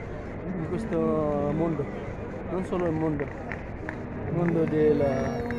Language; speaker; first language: Italian; non-native, learner; Filipino